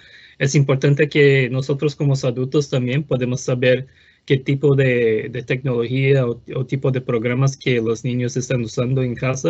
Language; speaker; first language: Spanish; non-native, fluent; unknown